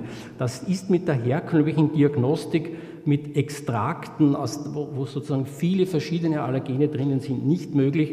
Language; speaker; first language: German; native; German